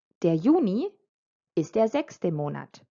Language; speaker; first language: German; non-native, fluent; Croatian